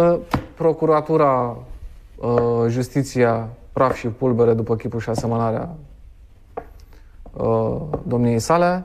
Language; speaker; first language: Romanian; native; Romanian